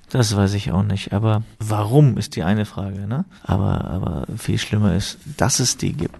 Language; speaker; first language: German; native; German